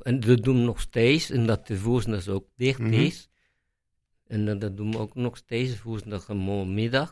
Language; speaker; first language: Dutch; non-native, fluent; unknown